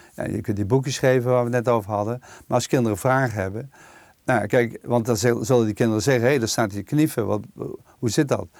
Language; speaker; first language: Dutch; native; Dutch